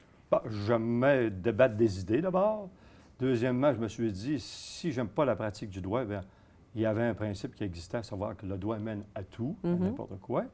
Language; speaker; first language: French; native; French